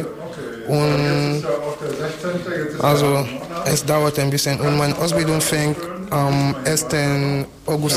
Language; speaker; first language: German; non-native, learner; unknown